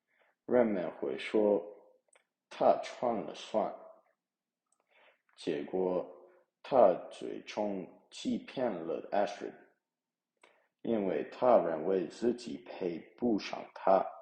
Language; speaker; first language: Chinese; non-native, learner; English